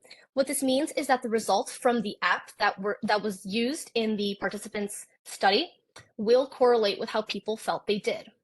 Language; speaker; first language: English; native; English